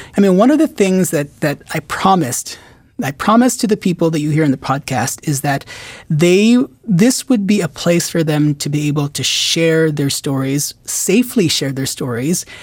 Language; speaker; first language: English; non-native, local second language; Filipino